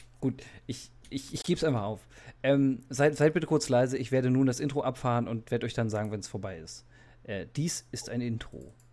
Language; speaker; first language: German; native; German